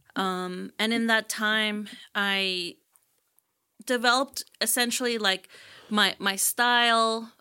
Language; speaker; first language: English; early bilingual, other home language; Spanish